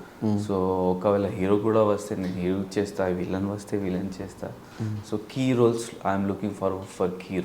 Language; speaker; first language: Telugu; non-native, local second language; Urdu